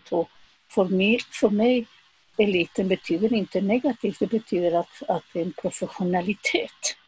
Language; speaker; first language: Swedish; non-native, fluent; Spanish